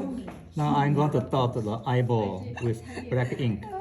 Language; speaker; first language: English; non-native, fluent; Chinese